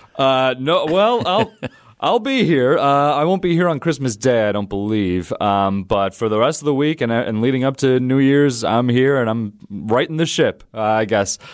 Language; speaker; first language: English; native; English